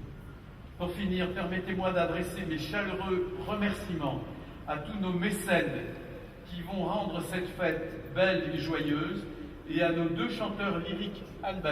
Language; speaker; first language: French; native; French